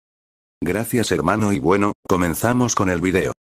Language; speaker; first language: Spanish; native; Spanish